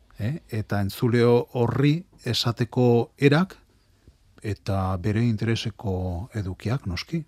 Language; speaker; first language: Basque; non-native, local second language; Spanish